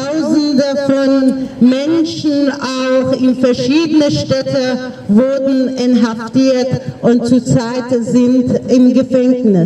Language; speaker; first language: German; non-native, learner; Persian